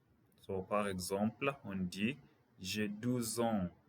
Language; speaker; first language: French; non-native, fluent; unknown